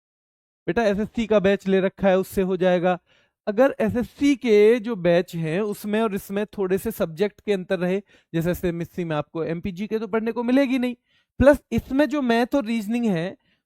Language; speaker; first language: Hindi; native; Hindi